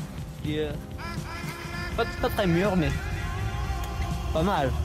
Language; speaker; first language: French; non-native, learner; English